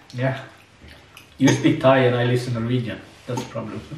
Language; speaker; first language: English; non-native, learner; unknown